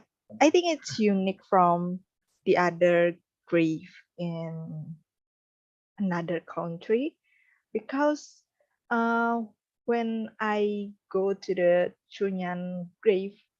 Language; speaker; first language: English; non-native, learner; Indonesian